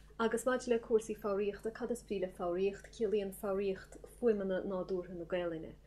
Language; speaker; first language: Irish; native; Irish